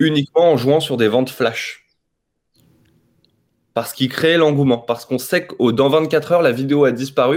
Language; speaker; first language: French; native; French